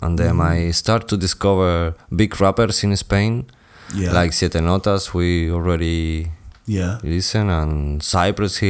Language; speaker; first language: English; non-native, learner; Spanish